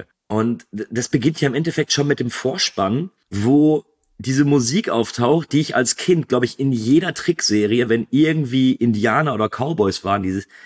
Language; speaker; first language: German; native; German